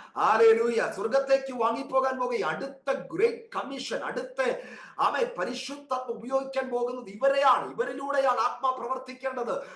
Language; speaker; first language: Malayalam; early bilingual, heritage; Malayalam